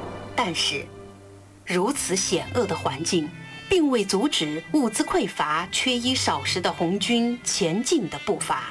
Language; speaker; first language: Chinese; native; Chinese